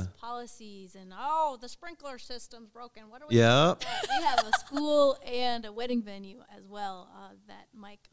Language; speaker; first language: English; native; English